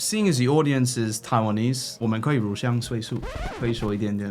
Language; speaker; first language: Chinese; non-native, fluent; English